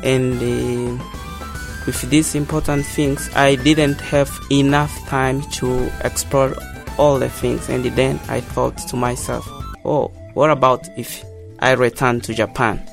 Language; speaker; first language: English; non-native, local second language; Portuguese